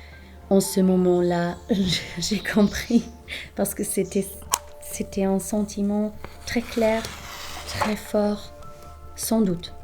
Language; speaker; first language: French; non-native, fluent; German